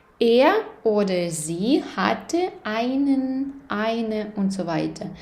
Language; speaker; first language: German; non-native, fluent; Ukrainian